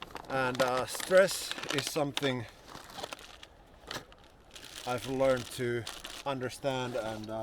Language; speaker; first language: English; non-native, fluent; Finnish